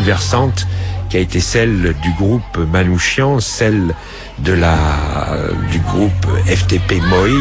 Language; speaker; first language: French; native; French